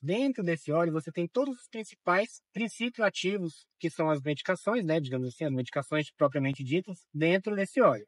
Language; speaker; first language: Portuguese; native; Portuguese